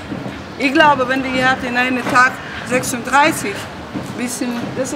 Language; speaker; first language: German; non-native, learner; Russian